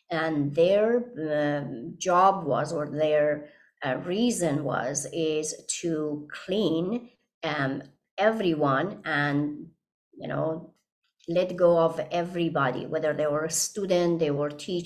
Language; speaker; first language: English; non-native, fluent; Persian